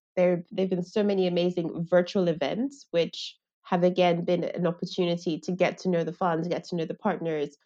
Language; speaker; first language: English; non-native, local second language; Yoruba